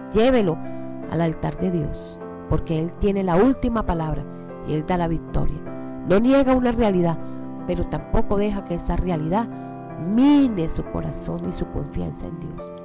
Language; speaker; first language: Spanish; native; Spanish